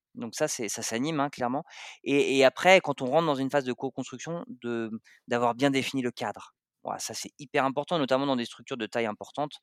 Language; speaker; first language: French; native; French